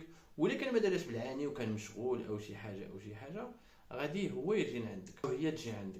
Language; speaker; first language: Arabic; native; Arabic